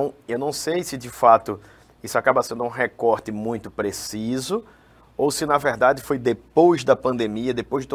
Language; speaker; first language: Portuguese; native; Portuguese